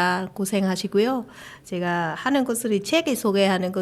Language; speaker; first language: Korean; non-native, learner; Vietnamese